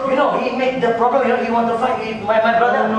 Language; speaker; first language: English; non-native, learner; Malay